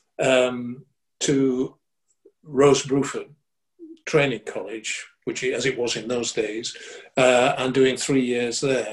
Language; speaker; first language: English; native; English